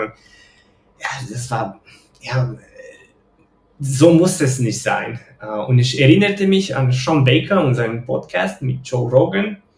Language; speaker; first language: German; non-native, fluent; Romanian